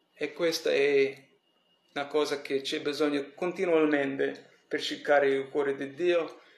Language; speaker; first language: Italian; early bilingual, heritage; English